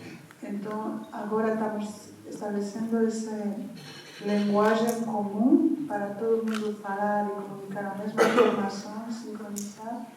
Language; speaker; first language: Portuguese; non-native, fluent; Spanish